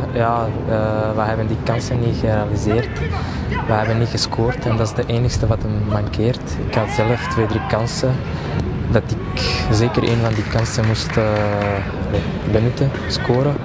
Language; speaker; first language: Dutch; non-native, local second language; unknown